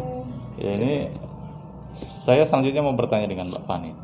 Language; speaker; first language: Indonesian; native; Indonesian